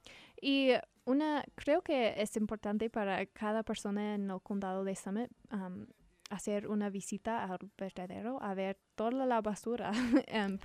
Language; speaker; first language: Spanish; non-native, learner; English